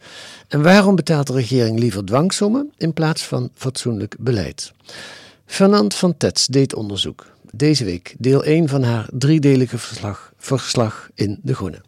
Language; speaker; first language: Dutch; native; Dutch